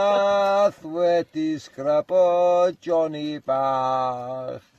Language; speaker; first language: Welsh; native; Welsh